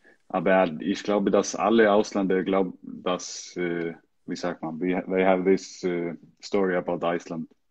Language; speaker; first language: German; non-native, learner; Icelandic